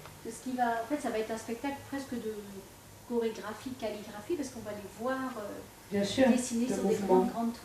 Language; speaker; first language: French; native; French